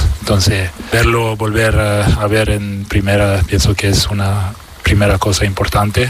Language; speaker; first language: Spanish; non-native, local second language; French